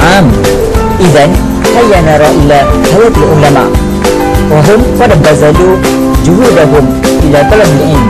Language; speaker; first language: Arabic; non-native, learner; Malay